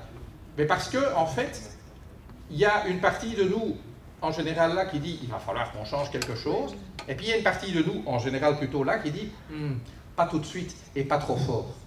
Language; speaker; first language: French; native; French